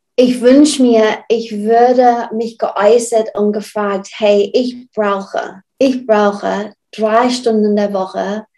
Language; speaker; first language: German; non-native, fluent; English